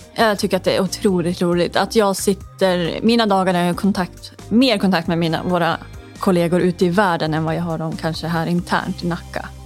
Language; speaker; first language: Swedish; native; Swedish